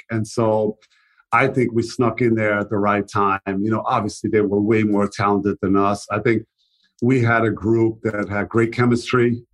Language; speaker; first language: English; non-native, fluent; German